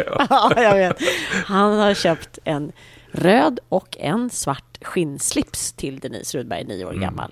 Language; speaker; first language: Swedish; native; Swedish